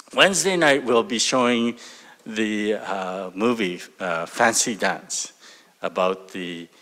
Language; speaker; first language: English; early bilingual, other home language; Japanese